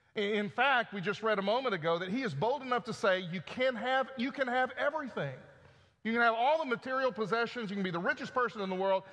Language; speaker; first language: English; native; English